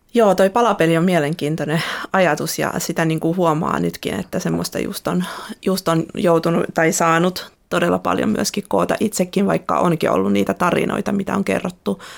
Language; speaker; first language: Finnish; early bilingual, other home language; Russian